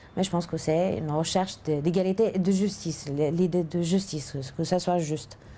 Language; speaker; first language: French; non-native, fluent; Arabic